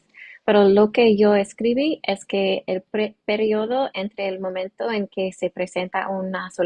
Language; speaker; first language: Spanish; non-native, learner; English